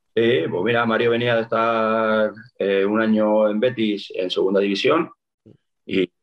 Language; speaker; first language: Spanish; native; Spanish